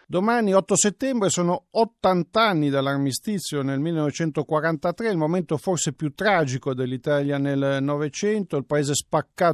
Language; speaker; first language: Italian; native; Italian